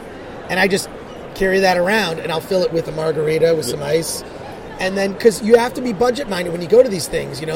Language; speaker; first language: English; native; English